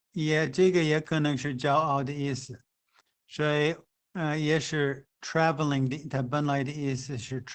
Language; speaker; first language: Chinese; non-native, fluent; English